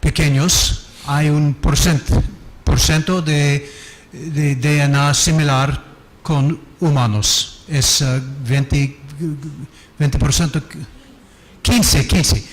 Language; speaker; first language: Spanish; non-native, learner; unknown